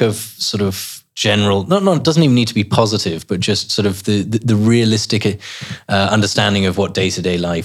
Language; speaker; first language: English; native; English